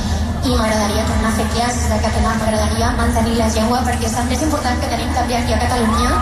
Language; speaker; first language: Catalan; non-native, local second language; Spanish